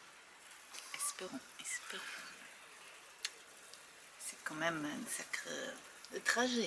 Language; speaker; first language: French; non-native, fluent; German